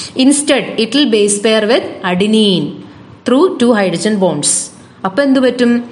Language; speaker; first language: English; non-native, local second language; Malayalam